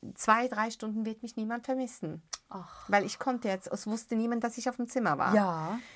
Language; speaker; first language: German; early bilingual, other home language; Arabic